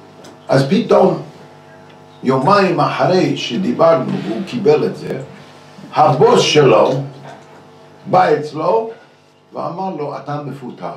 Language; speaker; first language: Hebrew; non-native, fluent; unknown